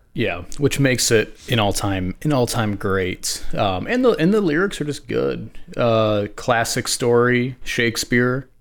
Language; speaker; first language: English; native; English